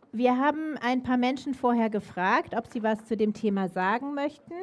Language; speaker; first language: German; native; German